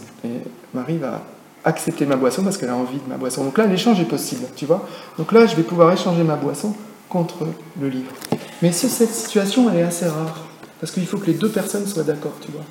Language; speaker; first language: French; native; French